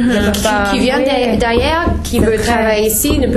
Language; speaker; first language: French; non-native, learner; English